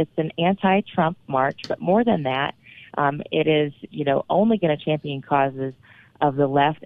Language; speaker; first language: English; native; English